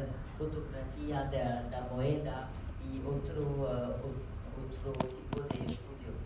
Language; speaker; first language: Spanish; non-native, learner; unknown